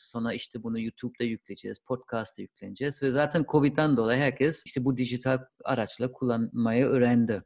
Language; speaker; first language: Turkish; non-native, fluent; German